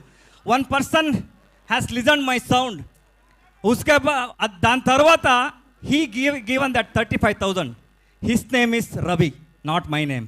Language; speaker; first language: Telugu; non-native, learner; Kannada